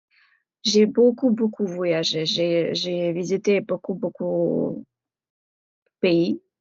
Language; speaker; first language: French; non-native, fluent; Ukrainian